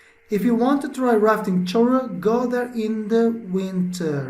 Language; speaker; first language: English; non-native, fluent; Turkish